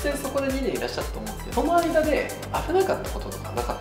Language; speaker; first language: Japanese; native; Japanese